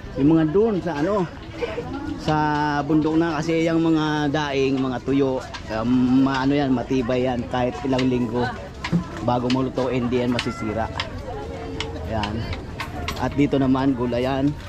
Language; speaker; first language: Filipino; non-native, local second language; Bikol